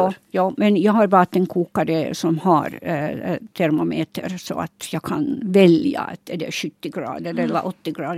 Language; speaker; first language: Swedish; non-native, local second language; Finnish